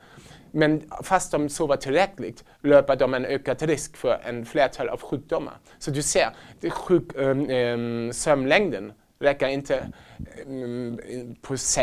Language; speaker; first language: Swedish; non-native, fluent; German